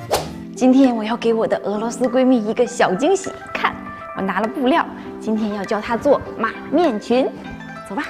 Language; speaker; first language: Chinese; native; Chinese